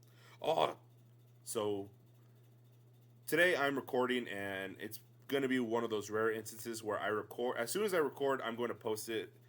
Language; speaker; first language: English; native; English